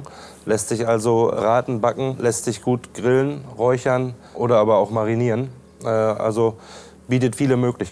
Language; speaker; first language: German; native; German